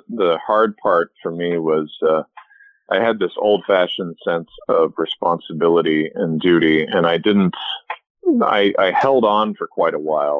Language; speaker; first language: English; native; English